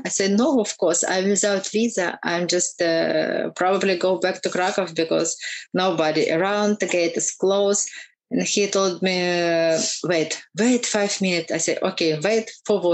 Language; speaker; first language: English; non-native, learner; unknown